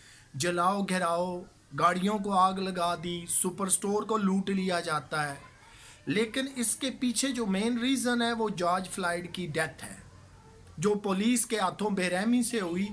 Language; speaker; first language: Urdu; native; Urdu